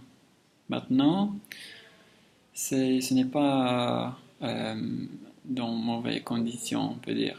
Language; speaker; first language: French; non-native, learner; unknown